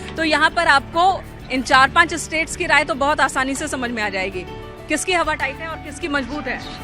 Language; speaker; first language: Hindi; native; Hindi